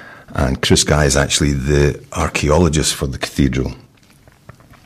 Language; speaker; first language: English; native; English